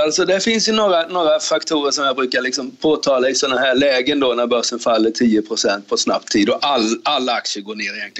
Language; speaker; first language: Swedish; native; Swedish